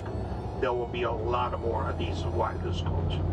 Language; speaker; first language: English; non-native, fluent; Papiamento